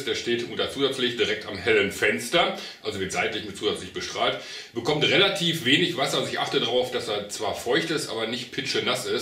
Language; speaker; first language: German; native; German